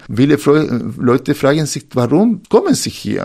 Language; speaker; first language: German; non-native, fluent; Spanish